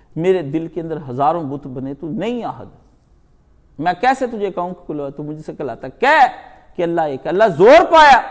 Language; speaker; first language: Urdu; non-native, local second language; Punjabi